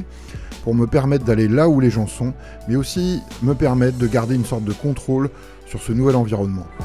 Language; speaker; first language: French; native; French